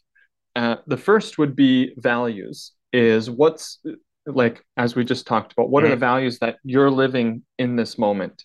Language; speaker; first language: English; native; English